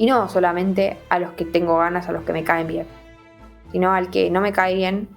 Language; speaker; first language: Spanish; native; Spanish